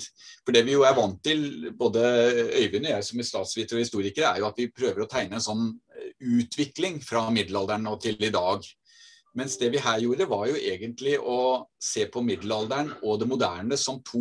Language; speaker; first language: Norwegian; native; Norwegian